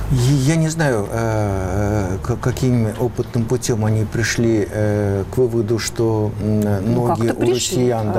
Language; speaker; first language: Russian; native; Russian